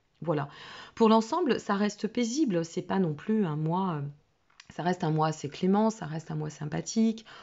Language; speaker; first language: French; native; French